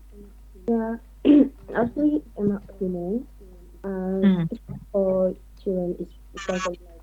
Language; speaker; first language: English; non-native, learner; Vietnamese